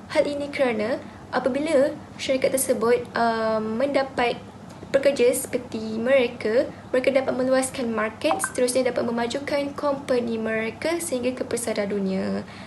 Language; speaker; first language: Malay; native; Malay